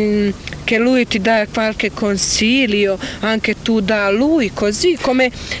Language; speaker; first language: Italian; non-native, learner; Croatian